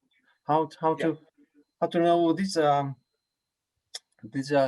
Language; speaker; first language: English; non-native, learner; Vietnamese